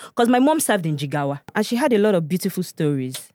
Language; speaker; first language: English; non-native, local second language; Igbo